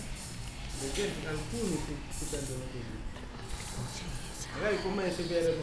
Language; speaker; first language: Italian; non-native, learner; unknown